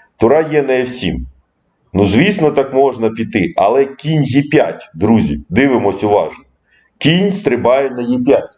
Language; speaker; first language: Ukrainian; non-native, local second language; Russian